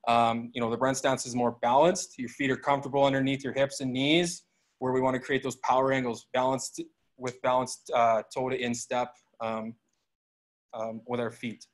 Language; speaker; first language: English; native; English